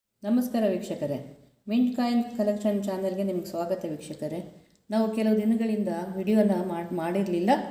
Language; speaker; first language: Kannada; native; Kannada